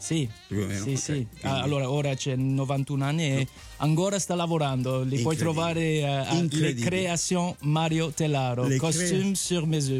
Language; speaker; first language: Italian; native; Italian